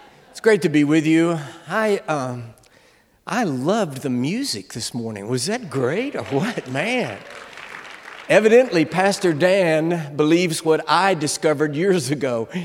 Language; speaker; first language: English; native; English